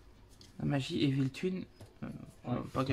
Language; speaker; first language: French; native; French